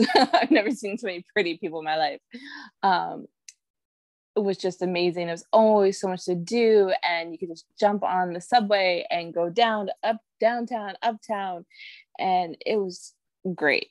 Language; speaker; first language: English; native; English